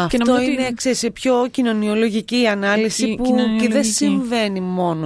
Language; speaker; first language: Greek; native; Greek